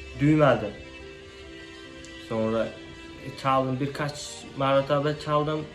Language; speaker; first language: Turkish; non-native, learner; Uzbek